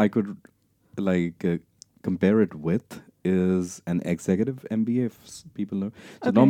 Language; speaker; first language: English; non-native, local second language; Punjabi